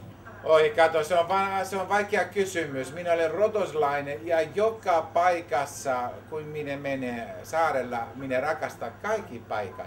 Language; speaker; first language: Finnish; non-native, learner; Greek